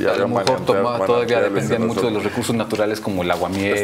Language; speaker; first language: Spanish; native; Spanish